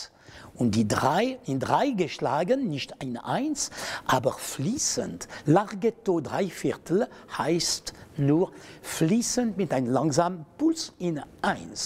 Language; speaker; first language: German; non-native, fluent; French